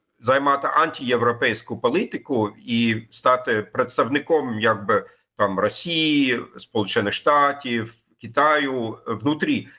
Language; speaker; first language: Ukrainian; non-native, fluent; German